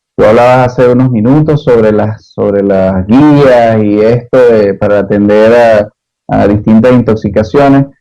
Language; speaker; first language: Spanish; native; Spanish